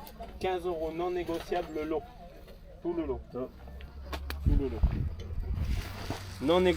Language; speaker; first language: French; native; French